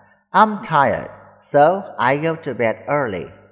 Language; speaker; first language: English; non-native, fluent; Vietnamese